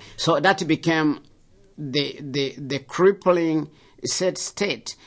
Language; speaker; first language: English; non-native, local second language; Kinyarwanda